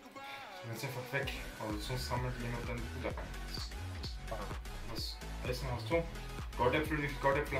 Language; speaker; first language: German; native; German